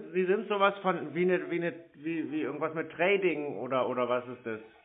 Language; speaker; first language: German; native; German